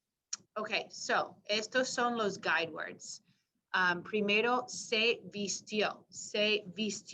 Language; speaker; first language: Spanish; non-native, fluent; English